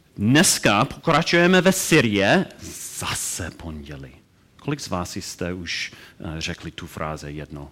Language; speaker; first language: Czech; non-native, learner; English